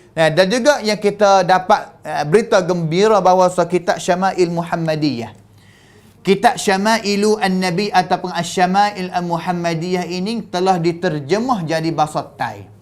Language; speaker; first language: Malay; native; Malay